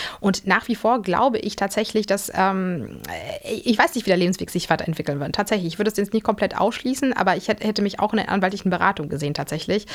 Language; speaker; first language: German; early bilingual, other home language; Polish